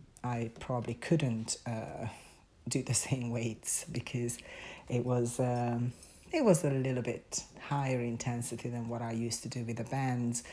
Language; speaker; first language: English; non-native, fluent; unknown